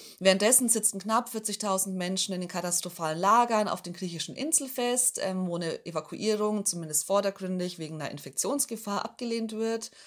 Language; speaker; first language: German; native; German